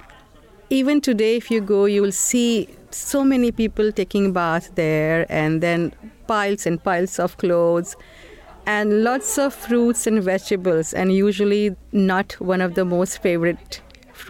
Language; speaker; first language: English; non-native, local second language; Hindi